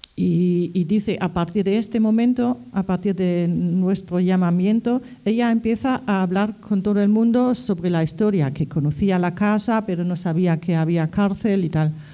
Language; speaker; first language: Spanish; non-native, fluent; German